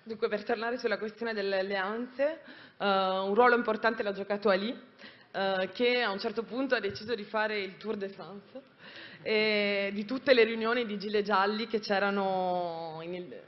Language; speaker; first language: Italian; native; Italian